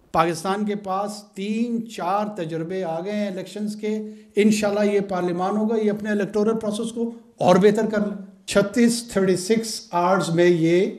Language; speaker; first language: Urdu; non-native, local second language; Pashto